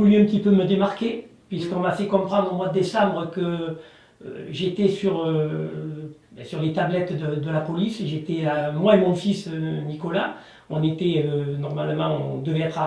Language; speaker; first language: French; native; French